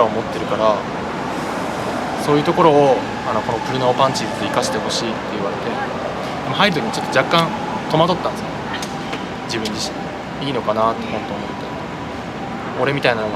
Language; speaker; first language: Japanese; native; Japanese